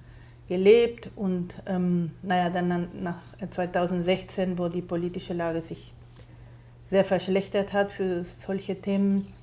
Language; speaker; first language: German; non-native, fluent; Spanish